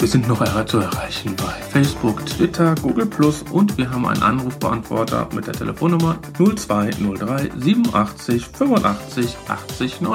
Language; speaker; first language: German; native; German